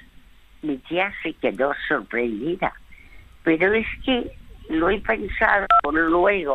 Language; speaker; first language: Spanish; early bilingual, other home language; French